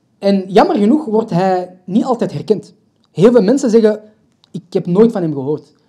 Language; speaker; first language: Dutch; early bilingual, other home language; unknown